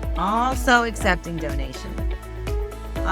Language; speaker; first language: English; native; English